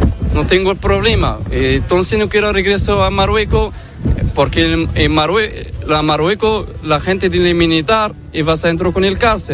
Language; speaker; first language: Spanish; non-native, learner; Arabic